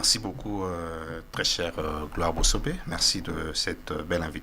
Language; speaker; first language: French; non-native, local second language; Lingala